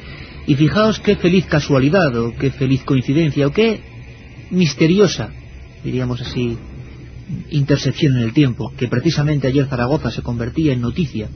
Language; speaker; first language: Spanish; native; Spanish